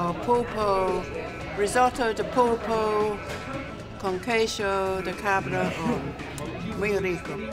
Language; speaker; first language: Spanish; non-native, learner; English